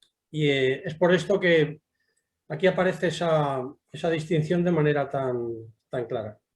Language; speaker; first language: Spanish; native; Spanish